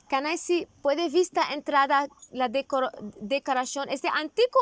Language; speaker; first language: Spanish; non-native, learner; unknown